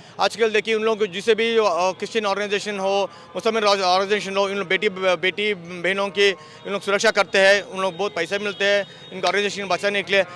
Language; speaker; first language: Hindi; non-native, local second language; Kannada